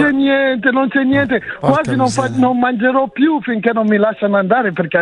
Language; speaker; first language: Italian; early bilingual, other home language; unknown